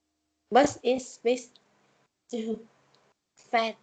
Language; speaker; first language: English; non-native, learner; Vietnamese